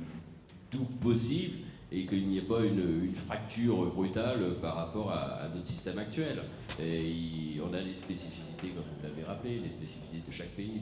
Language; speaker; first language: French; native; French